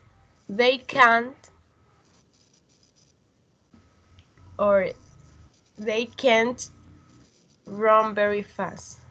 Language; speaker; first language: English; non-native, learner; Spanish